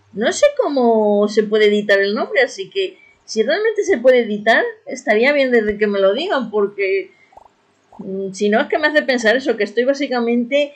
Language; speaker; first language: Spanish; native; Spanish